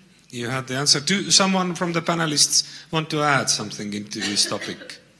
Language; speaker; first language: English; non-native, learner; Estonian